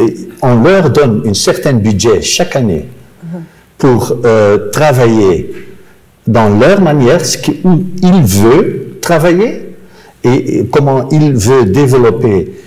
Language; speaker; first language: French; non-native, local second language; Dutch